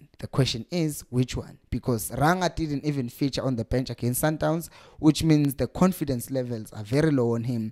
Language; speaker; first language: English; non-native, local second language; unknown